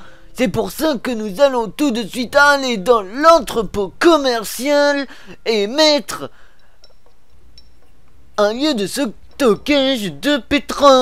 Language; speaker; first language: French; native; French